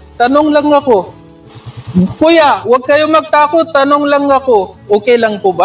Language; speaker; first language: Filipino; non-native, learner; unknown